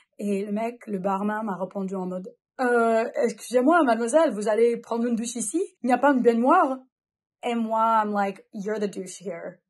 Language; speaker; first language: French; non-native, fluent; Portuguese